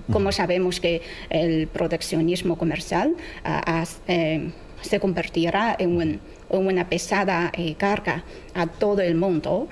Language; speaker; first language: Spanish; non-native, fluent; Chinese